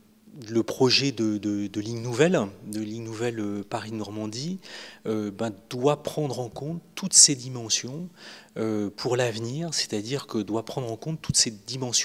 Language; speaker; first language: French; native; French